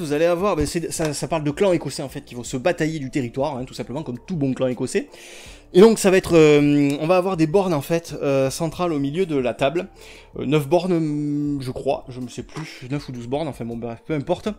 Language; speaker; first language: French; native; French